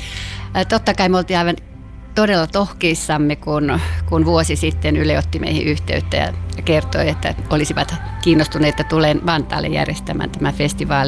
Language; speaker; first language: Finnish; native; Finnish